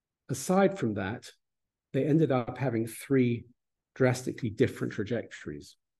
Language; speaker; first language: English; native; English